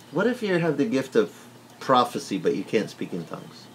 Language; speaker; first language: English; early bilingual, other home language; Italian